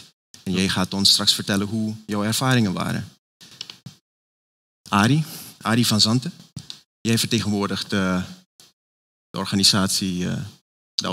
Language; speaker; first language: Dutch; native; Dutch